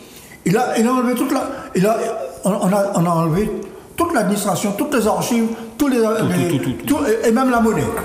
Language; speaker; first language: French; native; French